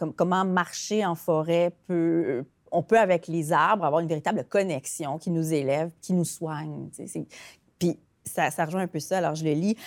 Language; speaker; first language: French; native; French